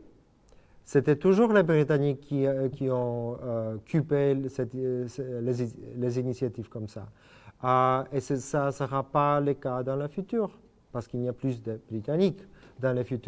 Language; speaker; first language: French; non-native, fluent; Polish